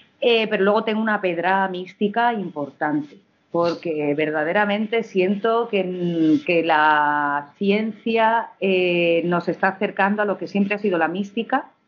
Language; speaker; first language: Spanish; native; Spanish